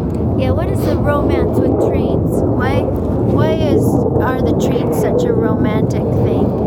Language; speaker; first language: English; native; English